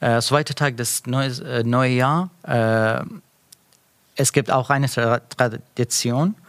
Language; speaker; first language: German; non-native, learner; Persian